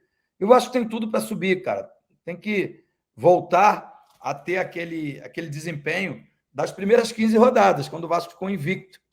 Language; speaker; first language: Portuguese; native; Portuguese